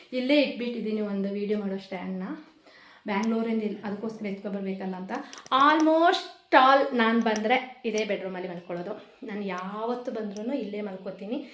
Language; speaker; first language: Kannada; non-native, local second language; Kodava